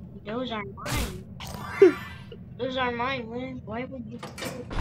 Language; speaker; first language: English; non-native, local second language; Filipino